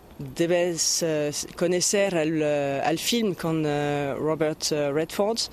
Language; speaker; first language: Spanish; non-native, learner; French